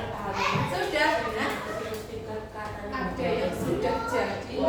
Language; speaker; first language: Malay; non-native, local second language; Javanese